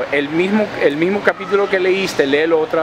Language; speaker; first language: Spanish; early bilingual, heritage; Spanish